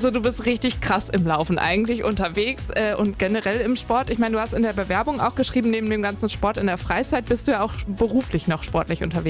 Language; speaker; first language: German; native; German